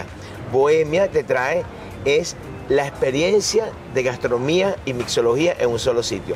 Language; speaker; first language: Spanish; native; Spanish